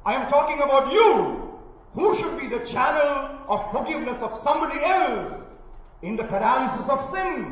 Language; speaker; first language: English; non-native, local second language; Malayalam